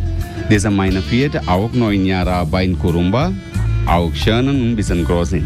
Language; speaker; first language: German; non-native, learner; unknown